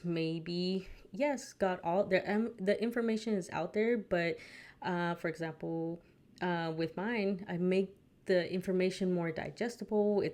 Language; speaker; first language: English; early bilingual, other home language; Spanish